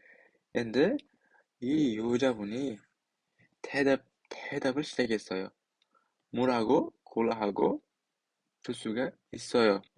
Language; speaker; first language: Korean; non-native, fluent; Uzbek